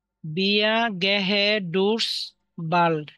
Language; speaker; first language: German; non-native, learner; Bangla